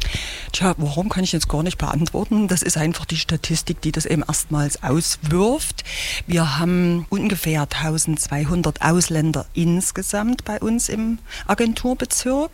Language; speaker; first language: German; native; German